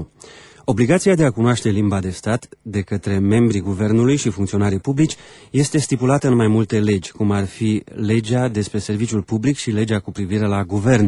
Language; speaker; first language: Romanian; native; Romanian